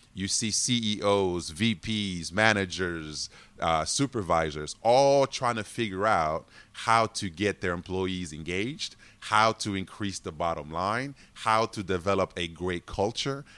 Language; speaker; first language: English; non-native, fluent; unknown